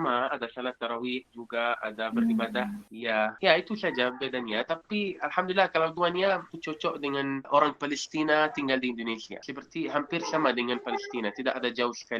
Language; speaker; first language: Indonesian; non-native, fluent; Arabic